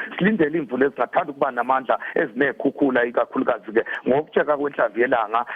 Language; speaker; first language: Zulu; native; Zulu